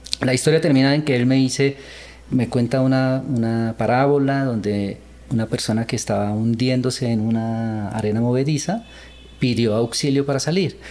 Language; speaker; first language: Spanish; early bilingual, other home language; Korean